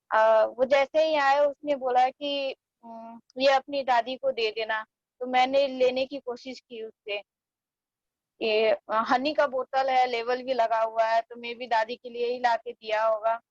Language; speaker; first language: Hindi; non-native, fluent; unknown